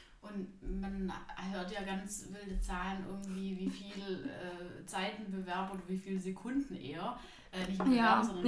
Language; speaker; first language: German; native; German